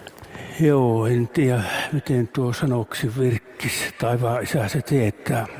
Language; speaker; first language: Finnish; native; Finnish